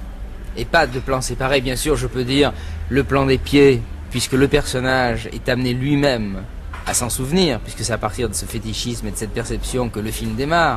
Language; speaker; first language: French; native; French